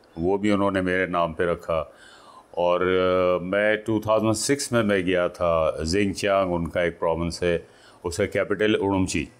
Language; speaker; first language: Urdu; native; Urdu